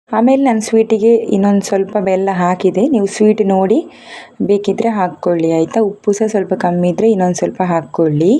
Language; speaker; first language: Kannada; non-native, local second language; Tulu